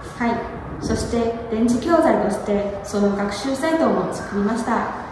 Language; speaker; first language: Japanese; non-native, learner; Chinese